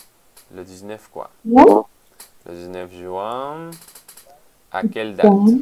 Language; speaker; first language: French; non-native, fluent; Spanish